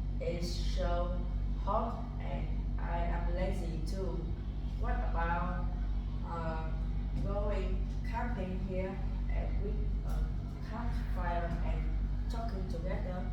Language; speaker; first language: English; non-native, learner; Vietnamese